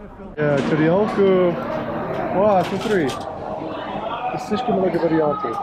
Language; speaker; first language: Russian; non-native, learner; English